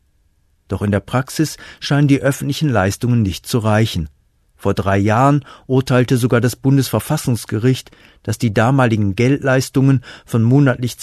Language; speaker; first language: German; native; German